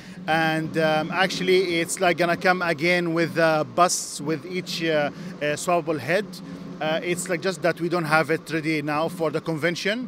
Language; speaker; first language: English; non-native, fluent; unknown